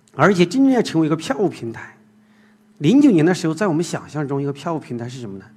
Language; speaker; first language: Chinese; native; Chinese